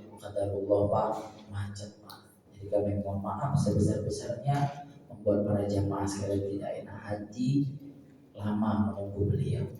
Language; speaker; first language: Indonesian; native; Indonesian